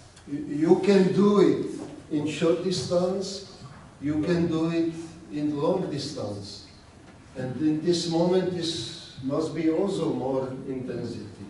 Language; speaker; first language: English; non-native, learner; Czech